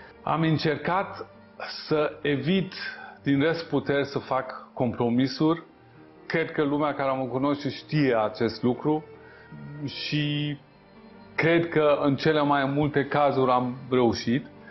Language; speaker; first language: Romanian; non-native, fluent; Persian